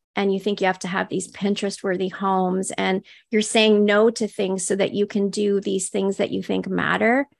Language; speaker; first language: English; native; English